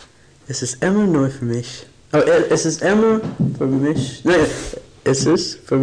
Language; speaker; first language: German; non-native, learner; English